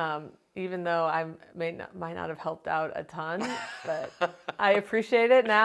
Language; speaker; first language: English; native; English